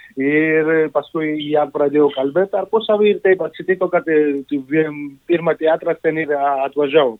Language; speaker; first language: Lithuanian; non-native, fluent; Georgian